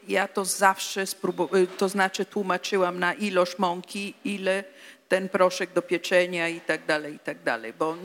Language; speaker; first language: Polish; non-native, fluent; Italian